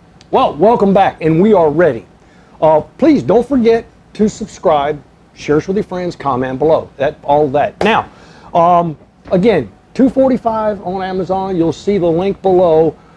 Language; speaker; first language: English; native; English